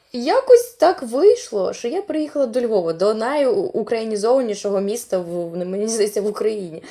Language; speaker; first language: Ukrainian; non-native, local second language; Russian